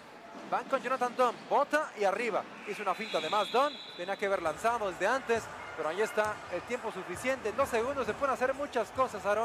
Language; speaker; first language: Spanish; native; Spanish